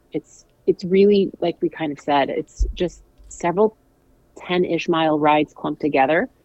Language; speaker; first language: English; native; English